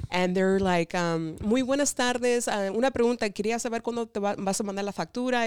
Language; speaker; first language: Spanish; early bilingual, heritage; Spanish